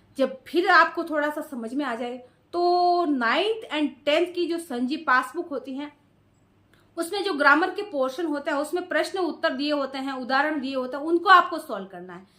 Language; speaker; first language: Hindi; native; Hindi